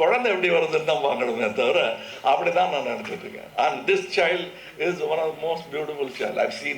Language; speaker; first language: Tamil; native; Tamil